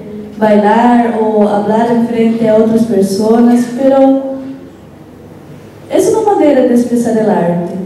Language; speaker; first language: Spanish; non-native, local second language; Portuguese